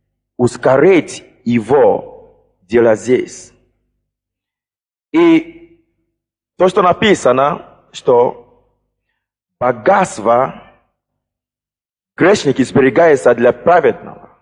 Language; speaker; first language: Russian; non-native, fluent; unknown